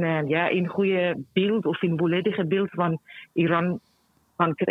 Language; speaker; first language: Dutch; non-native, fluent; Persian